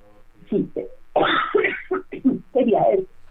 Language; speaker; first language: Spanish; native; Spanish